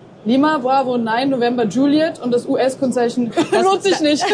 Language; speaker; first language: German; native; German